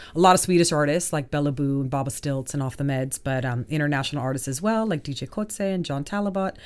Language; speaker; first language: English; native; English